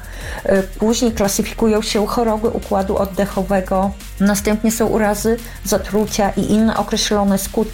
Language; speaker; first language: Polish; native; Polish